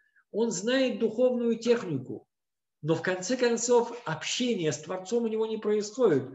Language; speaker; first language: Russian; native; Russian